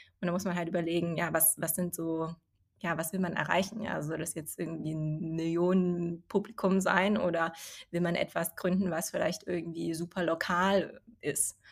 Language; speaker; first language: German; early bilingual, other home language; Chinese